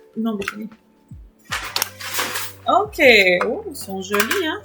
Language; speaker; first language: French; native; French